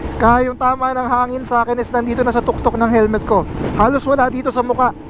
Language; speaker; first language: Filipino; native; Filipino